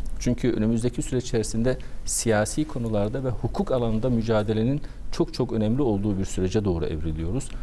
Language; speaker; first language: Turkish; early bilingual, heritage; Turkish